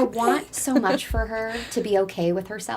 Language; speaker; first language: English; native; English